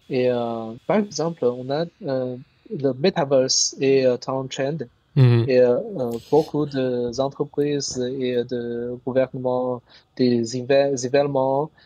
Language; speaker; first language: French; non-native, learner; Chinese